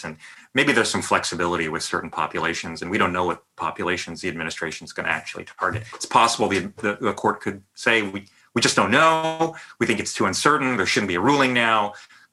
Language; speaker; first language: English; native; English